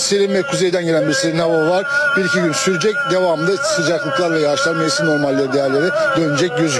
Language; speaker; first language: Turkish; native; Turkish